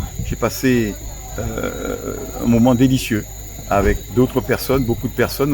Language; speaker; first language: French; native; French